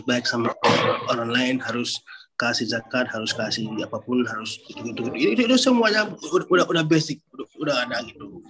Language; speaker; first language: Indonesian; non-native, learner; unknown